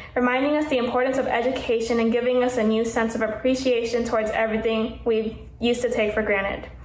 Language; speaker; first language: English; early bilingual, other home language; Vietnamese